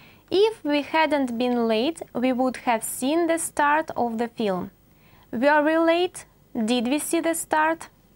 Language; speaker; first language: English; non-native, fluent; Russian